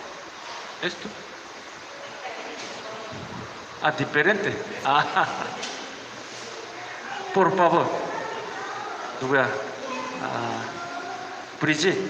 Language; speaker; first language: Spanish; non-native, learner; Korean